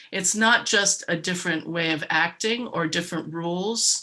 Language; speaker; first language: English; native; English